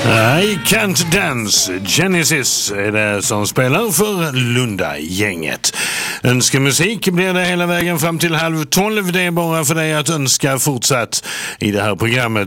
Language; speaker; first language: Swedish; native; Swedish